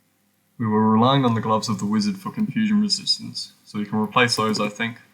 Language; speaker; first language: English; native; English